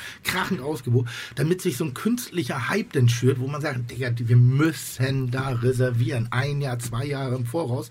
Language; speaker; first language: German; native; German